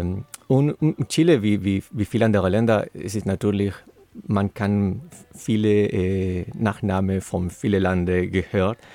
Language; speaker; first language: German; non-native, learner; Spanish